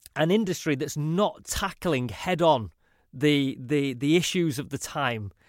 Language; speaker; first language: English; native; English